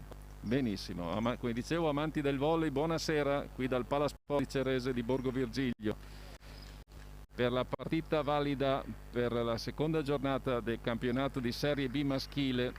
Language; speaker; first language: Italian; native; Italian